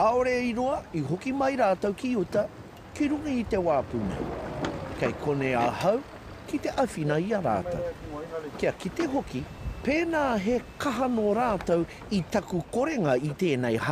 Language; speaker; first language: Māori; non-native, local second language; English